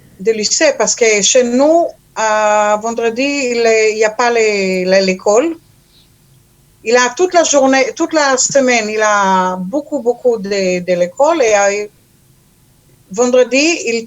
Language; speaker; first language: French; non-native, learner; Hebrew